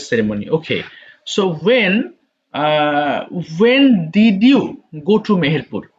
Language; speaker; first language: English; non-native, fluent; Bangla